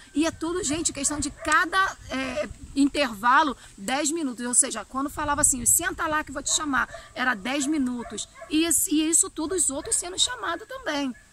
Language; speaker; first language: Portuguese; native; Portuguese